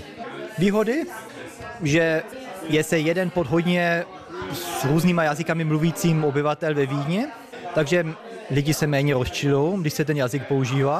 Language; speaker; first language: Czech; early bilingual, heritage; Czech